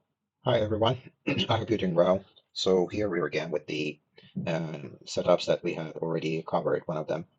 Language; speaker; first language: English; non-native, fluent; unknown